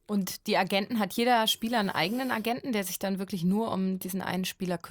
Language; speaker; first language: German; native; German